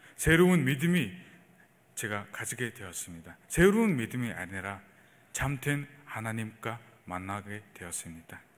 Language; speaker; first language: Korean; non-native, fluent; Mongolian